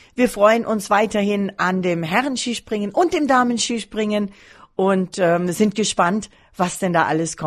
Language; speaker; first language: German; native; German